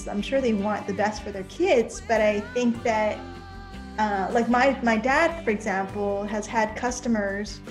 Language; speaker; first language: English; native; English